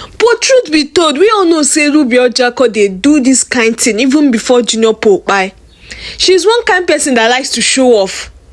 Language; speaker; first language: Nigerian Pidgin; native; Nigerian Pidgin